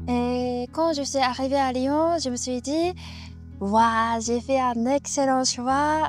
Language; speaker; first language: French; non-native, fluent; Japanese